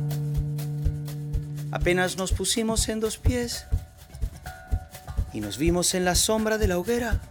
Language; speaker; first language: English; non-native, fluent; Spanish